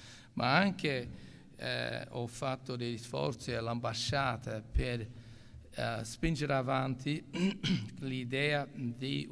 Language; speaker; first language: Italian; non-native, local second language; English